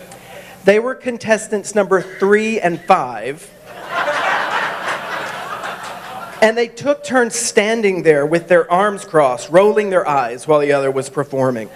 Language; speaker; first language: English; native; English